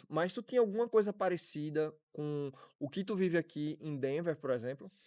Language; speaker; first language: Portuguese; native; Portuguese